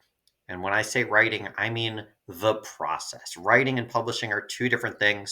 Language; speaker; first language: English; native; English